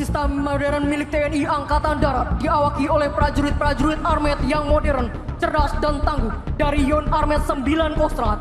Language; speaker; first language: Indonesian; native; Indonesian